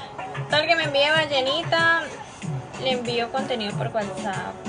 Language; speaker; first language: Spanish; native; Spanish